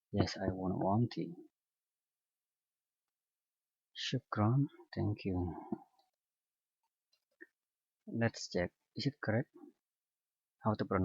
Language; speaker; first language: English; non-native, fluent; Indonesian